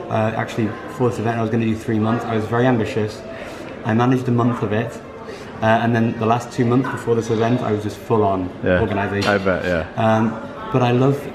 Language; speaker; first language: English; native; English